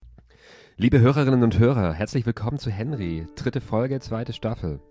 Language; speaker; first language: German; native; German